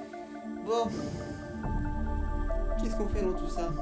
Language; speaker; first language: French; native; French